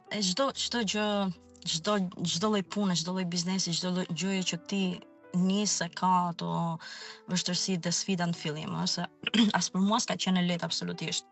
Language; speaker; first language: Albanian; native; Albanian